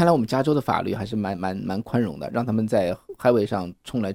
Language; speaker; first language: Chinese; native; Chinese